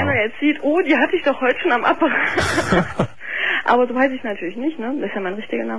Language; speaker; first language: German; native; German